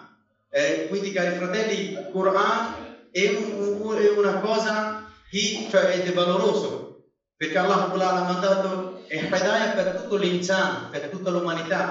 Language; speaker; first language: Italian; non-native, fluent; Bangla